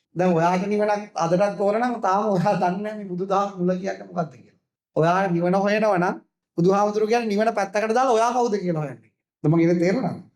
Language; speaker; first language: Sinhala; native; Sinhala